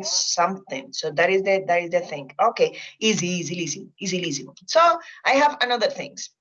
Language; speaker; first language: English; non-native, fluent; Spanish